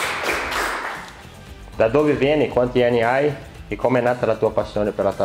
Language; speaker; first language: Italian; non-native, fluent; Portuguese